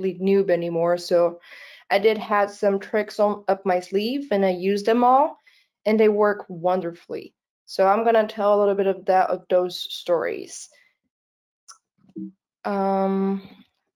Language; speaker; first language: English; non-native, fluent; Portuguese